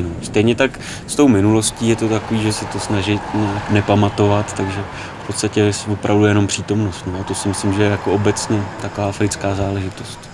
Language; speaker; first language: Czech; native; Czech